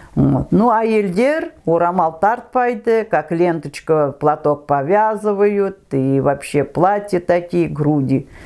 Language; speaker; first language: Russian; non-native, local second language; Kazakh